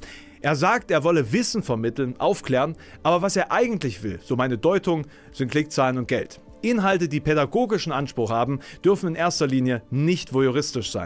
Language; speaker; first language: German; native; German